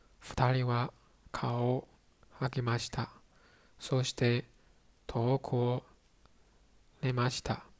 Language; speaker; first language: Japanese; non-native, learner; Chinese